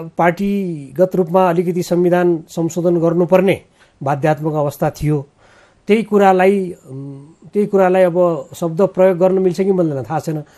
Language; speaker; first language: Nepali; native; Nepali